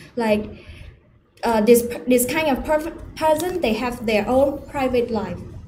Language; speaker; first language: English; non-native, learner; Khmer